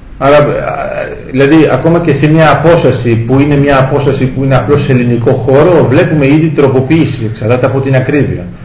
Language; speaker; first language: Greek; early bilingual, heritage; Greek